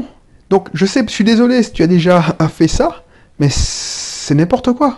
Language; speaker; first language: French; native; French